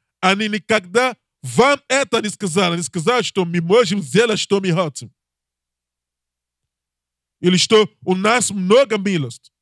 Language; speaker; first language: Russian; non-native, learner; English